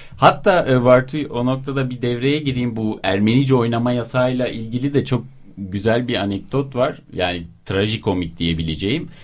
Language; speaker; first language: Turkish; native; Turkish